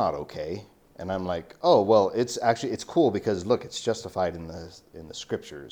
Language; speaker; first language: English; native; English